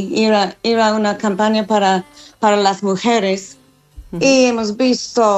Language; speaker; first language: Spanish; non-native, fluent; English